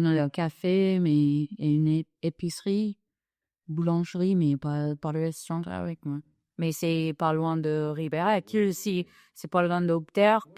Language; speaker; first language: French; non-native, fluent; English